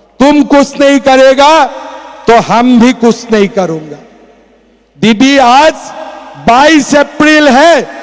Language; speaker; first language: Hindi; non-native, local second language; Assamese